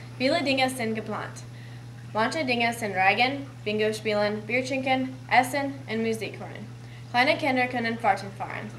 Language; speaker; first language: German; non-native, learner; English